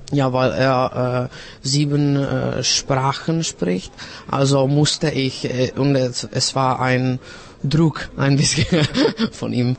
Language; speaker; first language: German; non-native, fluent; Czech